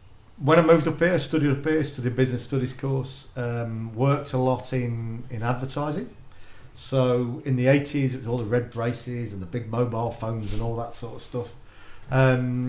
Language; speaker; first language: English; native; English